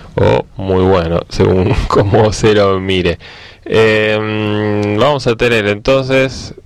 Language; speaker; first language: Spanish; native; Spanish